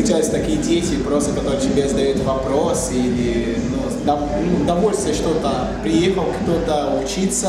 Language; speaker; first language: Russian; non-native, learner; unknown